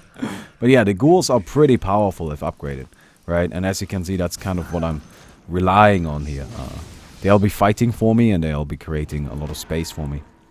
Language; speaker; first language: English; non-native, fluent; German